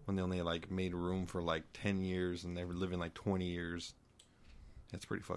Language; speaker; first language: English; native; English